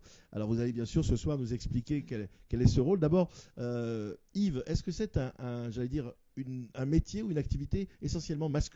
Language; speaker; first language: French; native; French